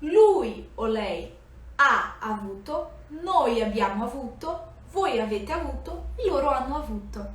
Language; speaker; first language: Italian; non-native, fluent; Portuguese